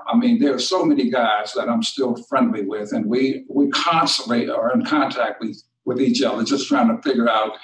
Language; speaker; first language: English; native; English